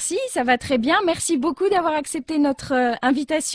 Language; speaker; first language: French; non-native, local second language; Arabic